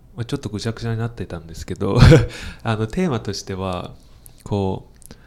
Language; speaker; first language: Japanese; non-native, fluent; Chinese